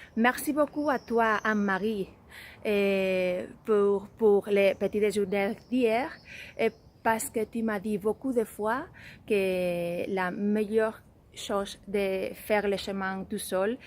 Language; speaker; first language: French; non-native, learner; Spanish